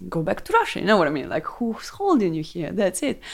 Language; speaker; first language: English; non-native, fluent; Ukrainian